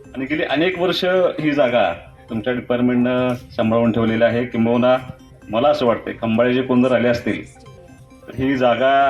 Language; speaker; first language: Marathi; non-native, local second language; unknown